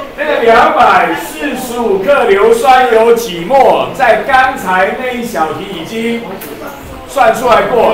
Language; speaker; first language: Chinese; native; Chinese